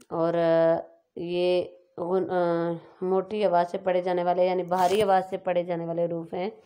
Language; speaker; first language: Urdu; native; Urdu